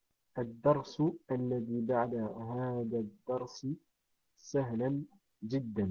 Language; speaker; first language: Arabic; non-native, learner; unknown